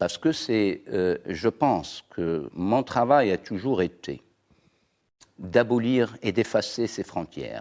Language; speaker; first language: French; non-native, local second language; Arabic